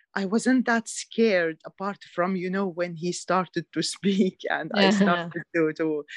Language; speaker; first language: English; non-native, learner; Arabic